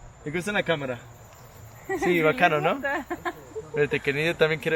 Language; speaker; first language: Spanish; early bilingual, heritage; English